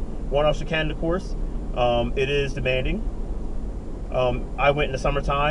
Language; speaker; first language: English; native; English